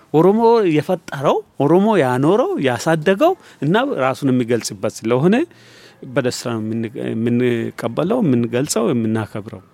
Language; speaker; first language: Amharic; non-native, local second language; Oromo